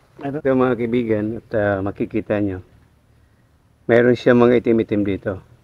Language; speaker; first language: Filipino; non-native, local second language; Waray